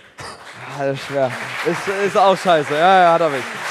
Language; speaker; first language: German; native; German